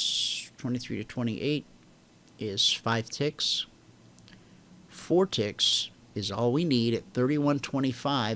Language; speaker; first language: English; native; English